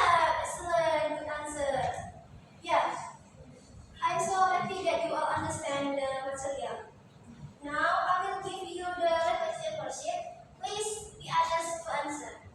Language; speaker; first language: English; non-native, learner; Indonesian